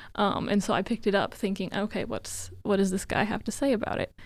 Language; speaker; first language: English; native; English